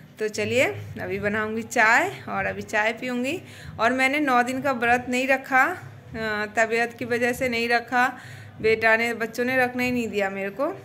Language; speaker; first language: Hindi; non-native, local second language; Bangla